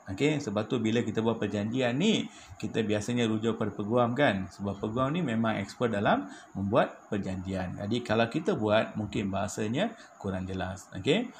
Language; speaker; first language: Malay; non-native, local second language; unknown